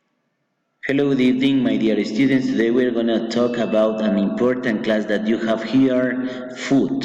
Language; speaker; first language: English; non-native, fluent; Spanish